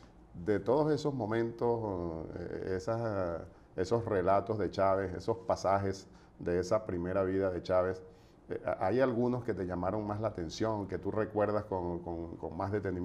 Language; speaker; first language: Spanish; native; Spanish